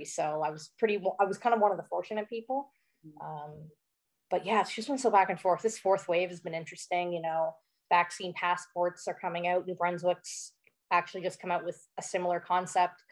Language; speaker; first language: English; native; English